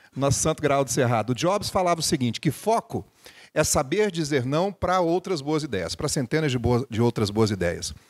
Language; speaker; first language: Portuguese; native; Portuguese